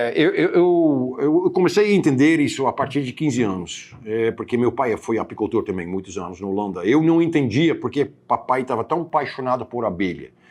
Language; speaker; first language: Portuguese; non-native, fluent; Dutch